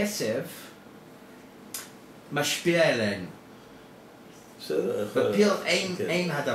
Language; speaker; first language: Hebrew; non-native, learner; English